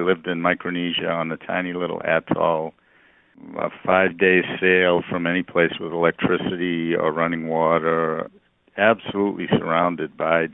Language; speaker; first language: English; native; English